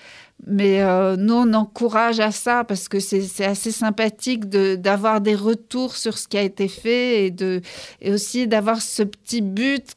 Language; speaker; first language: French; native; French